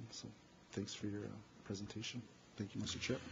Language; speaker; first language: English; native; English